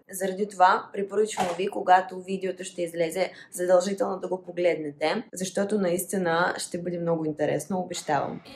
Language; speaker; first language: Bulgarian; non-native, fluent; Russian